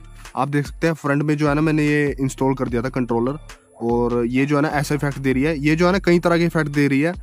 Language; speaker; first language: Hindi; native; Hindi